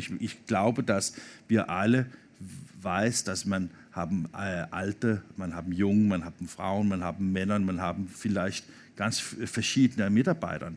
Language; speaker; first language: German; non-native, learner; Danish